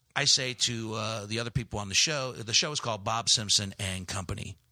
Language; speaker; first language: English; native; English